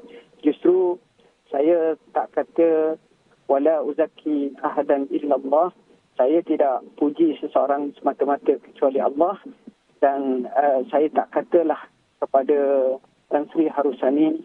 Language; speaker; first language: Malay; native; Malay